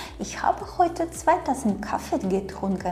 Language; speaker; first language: German; non-native, fluent; Ukrainian